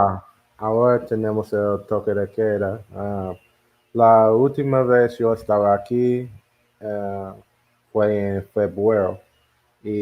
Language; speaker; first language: Spanish; non-native, learner; English